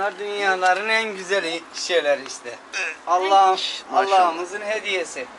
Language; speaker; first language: Turkish; native; Turkish